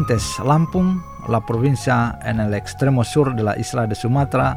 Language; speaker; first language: Spanish; non-native, fluent; Indonesian